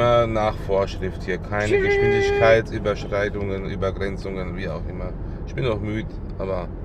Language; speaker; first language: German; native; German